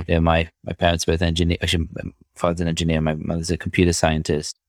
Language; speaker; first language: English; native; English